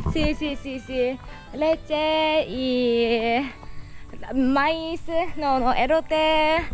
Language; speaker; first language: Spanish; non-native, learner; Japanese